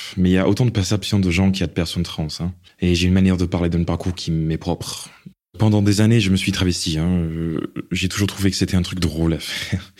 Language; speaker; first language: French; non-native, fluent; English